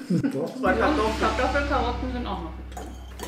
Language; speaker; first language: German; native; German